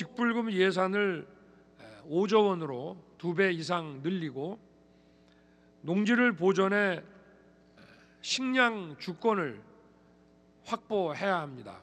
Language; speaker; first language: Korean; native; Korean